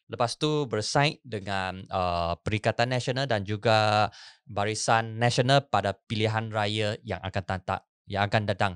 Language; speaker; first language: Malay; non-native, local second language; Chinese